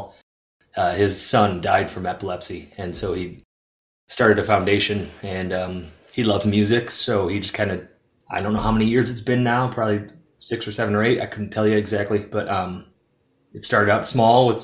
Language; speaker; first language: English; native; English